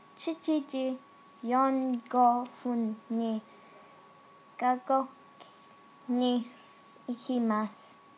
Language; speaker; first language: Japanese; non-native, learner; English